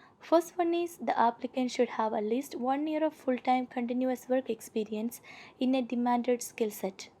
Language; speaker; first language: English; non-native, local second language; Malayalam